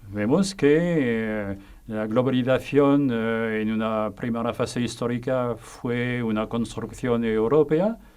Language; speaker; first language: Spanish; non-native, fluent; French